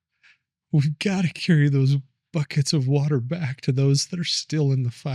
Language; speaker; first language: English; native; English